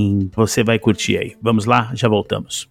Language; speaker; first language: Portuguese; native; Portuguese